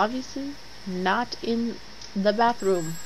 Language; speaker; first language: English; native; English